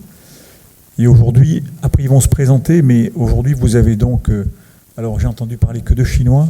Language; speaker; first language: French; native; French